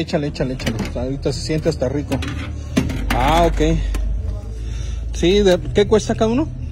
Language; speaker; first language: Spanish; native; Spanish